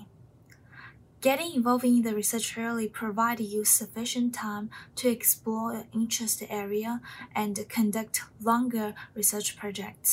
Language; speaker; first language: English; non-native, fluent; Chinese